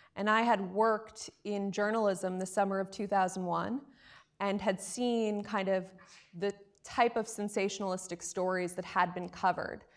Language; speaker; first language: English; native; English